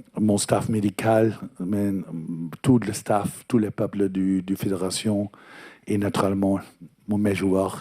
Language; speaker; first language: French; non-native, fluent; Dutch